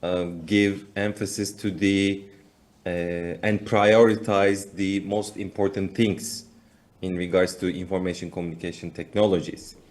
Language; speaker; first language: English; non-native, fluent; Turkish